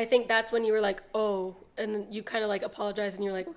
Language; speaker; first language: English; native; English